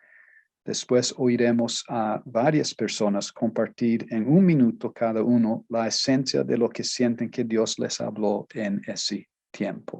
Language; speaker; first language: Spanish; non-native, fluent; Portuguese